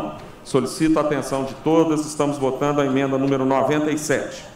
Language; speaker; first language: Portuguese; native; Portuguese